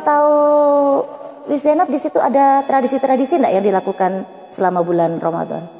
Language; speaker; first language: Indonesian; native; Indonesian